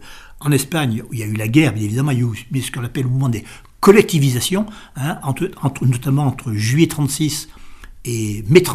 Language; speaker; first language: French; native; French